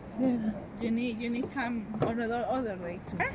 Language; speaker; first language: English; non-native, learner; Spanish